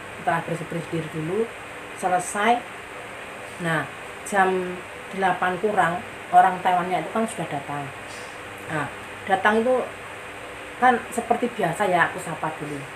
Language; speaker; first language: Indonesian; native; Indonesian